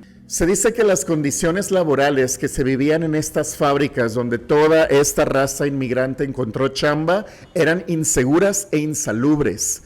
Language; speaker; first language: Spanish; native; Spanish